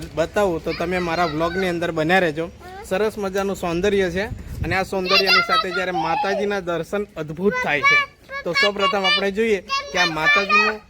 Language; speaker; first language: Gujarati; native; Gujarati